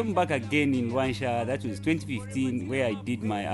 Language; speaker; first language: English; non-native, local second language; Bemba